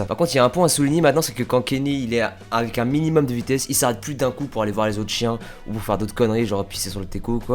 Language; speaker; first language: French; native; French